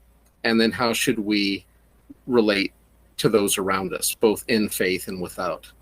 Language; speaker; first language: English; native; English